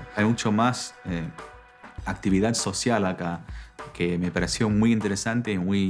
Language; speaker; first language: Spanish; non-native, fluent; English